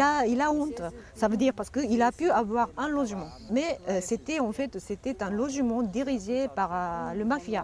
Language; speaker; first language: French; non-native, fluent; Japanese